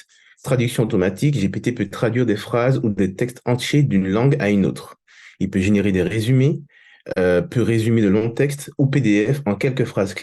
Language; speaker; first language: French; native; French